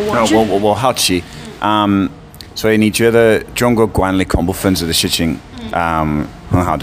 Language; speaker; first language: Chinese; non-native, fluent; English